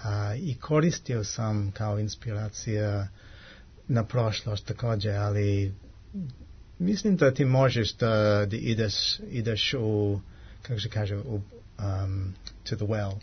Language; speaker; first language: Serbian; non-native, learner; English